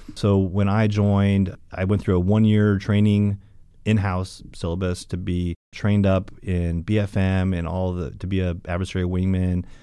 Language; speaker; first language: English; native; English